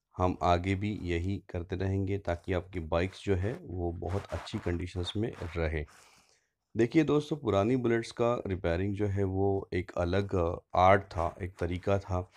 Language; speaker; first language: Hindi; non-native, local second language; Marathi